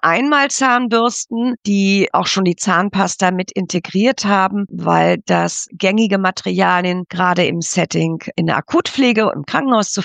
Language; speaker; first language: German; native; German